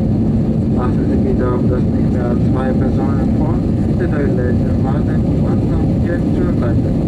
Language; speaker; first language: German; non-native, learner; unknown